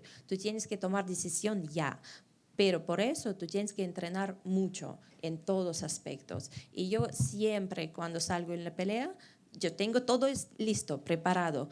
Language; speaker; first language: Spanish; non-native, fluent; Russian